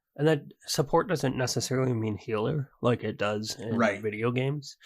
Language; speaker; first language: English; native; English